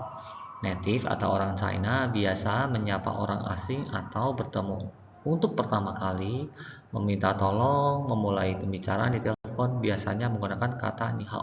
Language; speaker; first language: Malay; non-native, fluent; Chinese